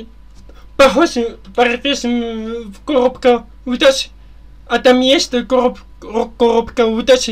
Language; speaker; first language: Russian; non-native, learner; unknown